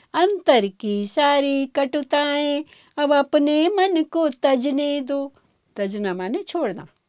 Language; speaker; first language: Hindi; native; Hindi